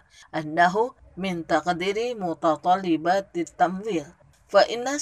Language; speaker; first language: Arabic; non-native, fluent; Indonesian